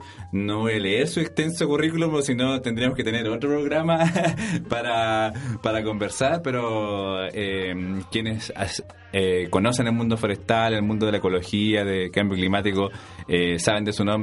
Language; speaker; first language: Spanish; native; Spanish